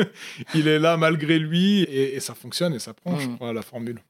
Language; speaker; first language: French; native; French